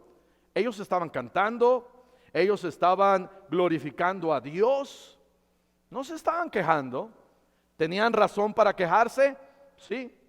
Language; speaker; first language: Spanish; native; Spanish